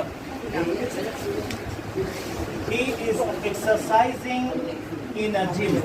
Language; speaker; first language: English; non-native, fluent; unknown